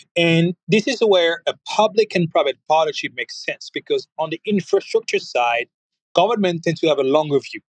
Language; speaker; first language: English; non-native, fluent; French